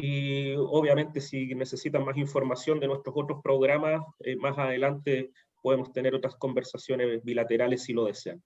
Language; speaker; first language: Spanish; native; Spanish